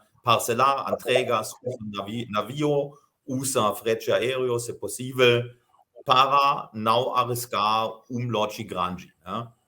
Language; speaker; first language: Portuguese; non-native, fluent; German